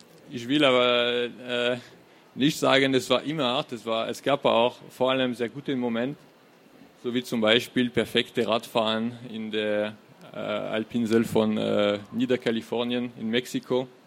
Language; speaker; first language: German; non-native, fluent; French